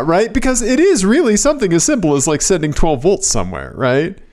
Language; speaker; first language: English; native; English